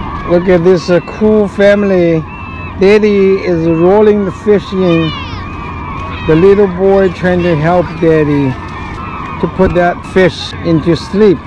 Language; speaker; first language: English; non-native, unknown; Chinese